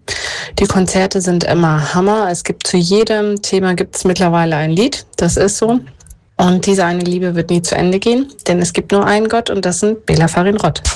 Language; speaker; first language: German; native; German